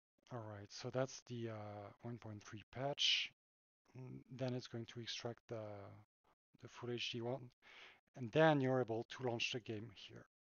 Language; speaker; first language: English; non-native, fluent; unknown